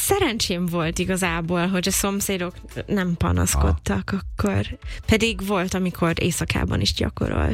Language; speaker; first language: Hungarian; non-native, fluent; English